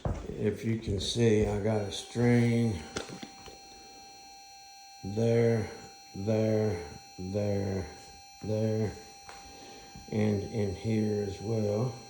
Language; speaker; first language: English; native; English